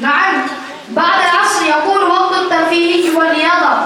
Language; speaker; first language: Arabic; non-native, learner; Urdu